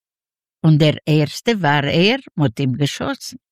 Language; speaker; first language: German; non-native, learner; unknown